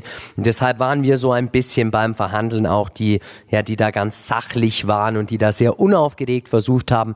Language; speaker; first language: German; native; German